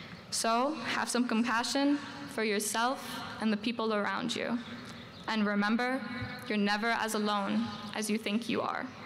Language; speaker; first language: English; early bilingual, other home language; Spanish